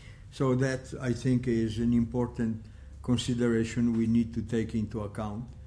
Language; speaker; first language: English; non-native, fluent; Italian